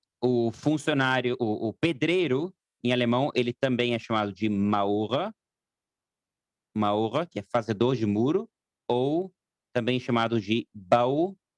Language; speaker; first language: Portuguese; non-native, fluent; German